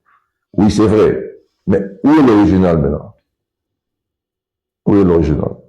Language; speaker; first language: French; non-native, local second language; Lingala